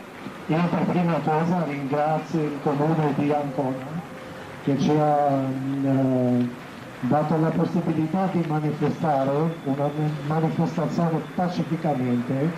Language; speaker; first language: Italian; non-native, fluent; Albanian